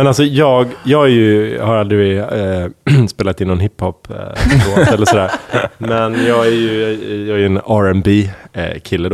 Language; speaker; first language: Swedish; native; Swedish